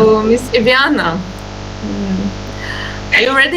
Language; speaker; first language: English; non-native, fluent; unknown